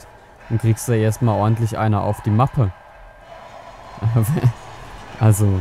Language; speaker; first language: German; native; German